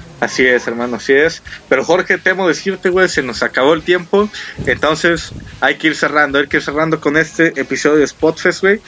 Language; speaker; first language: Spanish; native; Spanish